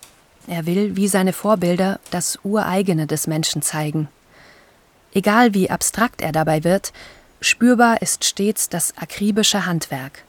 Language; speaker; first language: German; native; German